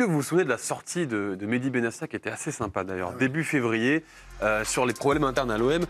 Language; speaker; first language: French; native; French